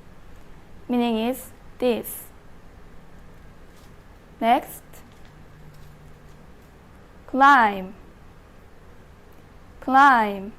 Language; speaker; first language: English; non-native, learner; Indonesian